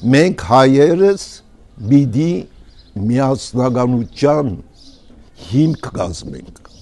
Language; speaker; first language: Armenian; early bilingual, heritage; Armenian